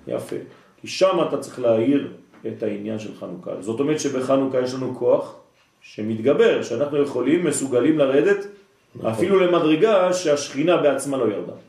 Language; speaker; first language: Hebrew; non-native, fluent; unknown